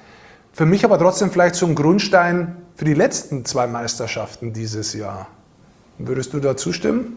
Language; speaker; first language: German; native; German